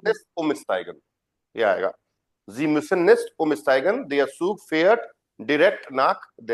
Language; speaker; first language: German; non-native, fluent; Hindi